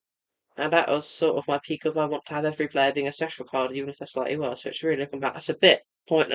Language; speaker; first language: English; native; English